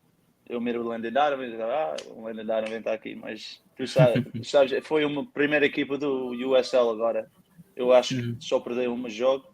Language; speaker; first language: Portuguese; early bilingual, heritage; Portuguese